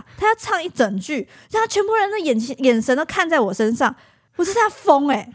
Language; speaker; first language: Chinese; native; Chinese